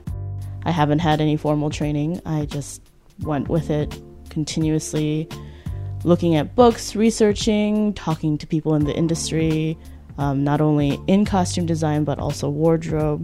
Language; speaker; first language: English; native; English